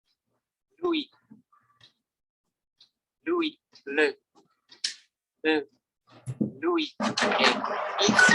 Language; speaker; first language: French; non-native, learner; Vietnamese